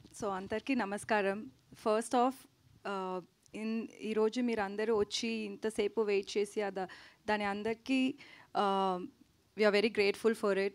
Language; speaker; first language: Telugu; non-native, learner; Tamil